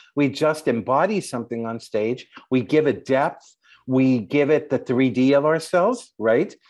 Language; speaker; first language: English; native; English